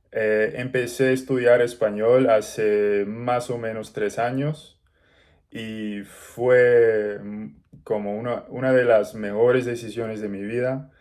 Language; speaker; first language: Spanish; non-native, learner; English